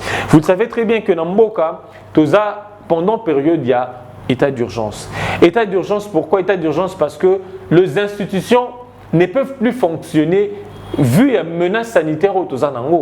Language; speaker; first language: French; non-native, local second language; Lingala